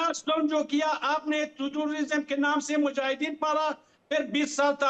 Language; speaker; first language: Hindi; non-native, fluent; Pashto